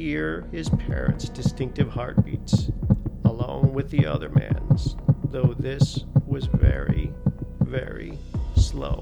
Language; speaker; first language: English; native; English